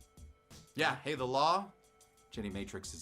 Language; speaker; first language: English; native; English